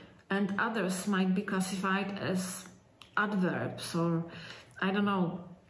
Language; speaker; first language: English; non-native, fluent; Czech